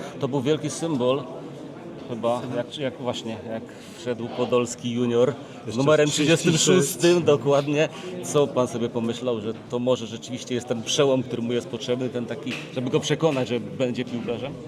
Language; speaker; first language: Polish; native; Polish